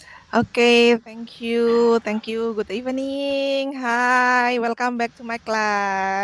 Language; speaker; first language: English; non-native, learner; Indonesian